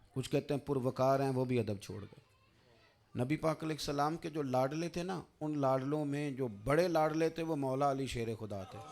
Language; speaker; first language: Urdu; non-native, local second language; Punjabi